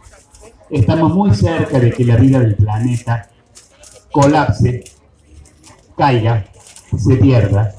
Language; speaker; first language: Spanish; native; Spanish